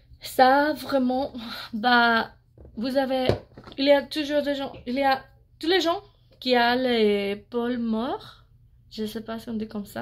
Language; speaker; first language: French; non-native, learner; English